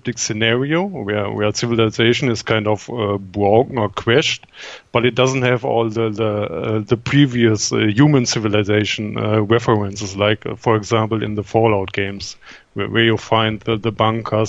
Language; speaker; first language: English; non-native, fluent; German